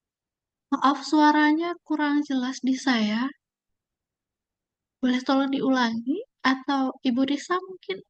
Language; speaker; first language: Indonesian; native; Indonesian